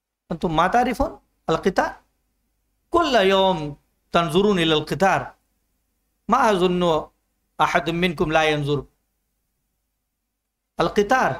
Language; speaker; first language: Arabic; non-native, learner; Urdu